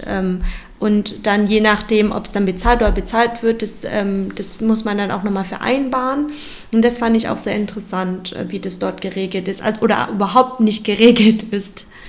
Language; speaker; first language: German; early bilingual, other home language; Vietnamese